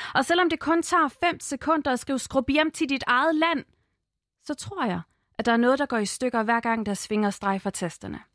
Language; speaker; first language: Danish; early bilingual, other home language; Arabic